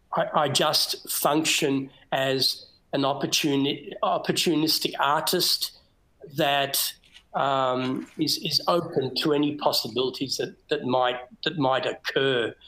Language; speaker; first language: English; native; English